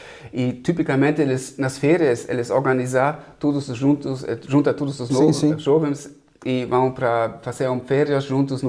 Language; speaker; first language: Portuguese; non-native, fluent; German